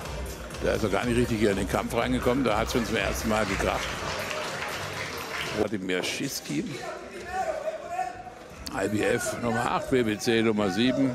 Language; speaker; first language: German; native; German